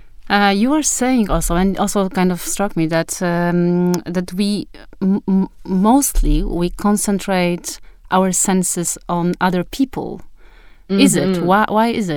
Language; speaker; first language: English; non-native, fluent; Polish